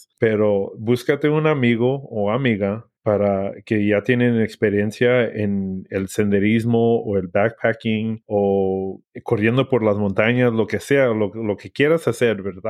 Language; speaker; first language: Spanish; early bilingual, heritage; English